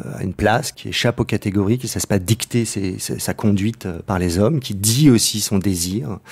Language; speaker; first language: French; native; French